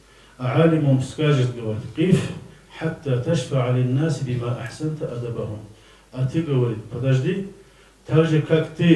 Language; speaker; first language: Russian; non-native, local second language; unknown